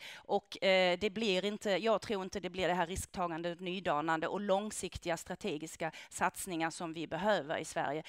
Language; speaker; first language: Swedish; non-native, fluent; German